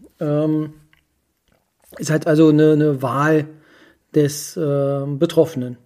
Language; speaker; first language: German; native; German